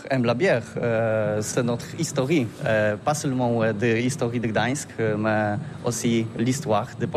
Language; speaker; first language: French; non-native, learner; Polish